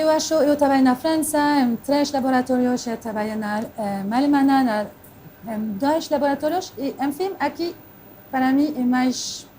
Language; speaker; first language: Portuguese; non-native, fluent; French